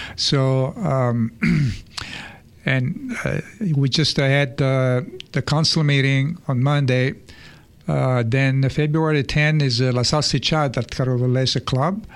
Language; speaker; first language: English; non-native, fluent; Italian